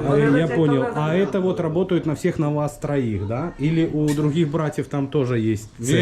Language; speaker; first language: Russian; native; Russian